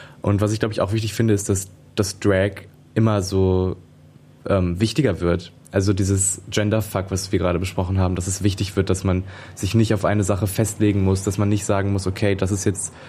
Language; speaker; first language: German; native; German